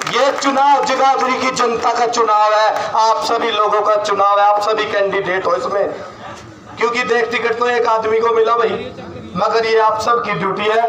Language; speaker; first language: Hindi; native; Hindi